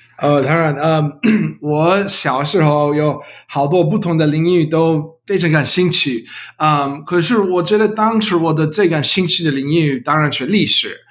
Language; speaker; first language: Chinese; non-native, learner; English